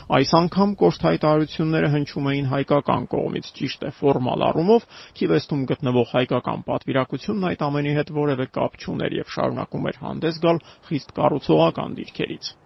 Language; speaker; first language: Armenian; native; Armenian